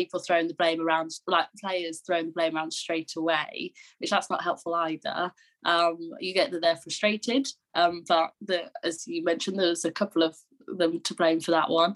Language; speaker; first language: English; native; English